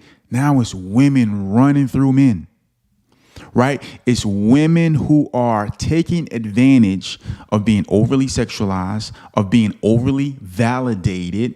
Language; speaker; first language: English; native; English